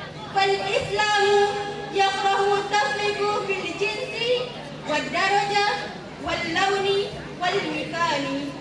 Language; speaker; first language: Arabic; non-native, learner; Indonesian